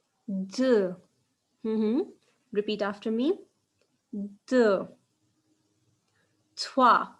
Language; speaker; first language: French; non-native, fluent; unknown